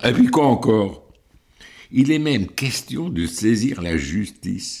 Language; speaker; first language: French; native; French